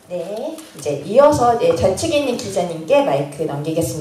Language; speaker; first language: Korean; native; Korean